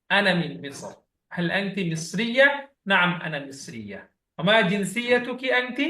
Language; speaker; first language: Arabic; non-native, fluent; Bangla